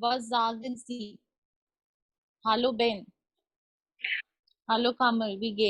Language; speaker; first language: German; non-native, fluent; Hindi